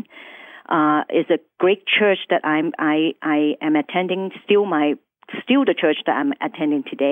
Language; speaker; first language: English; non-native, local second language; Cantonese